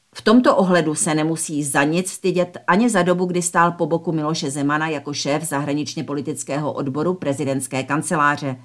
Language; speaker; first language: Czech; early bilingual, other home language; Slovak